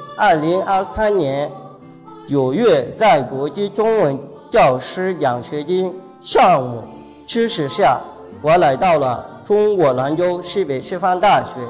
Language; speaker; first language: Chinese; non-native, fluent; Arabic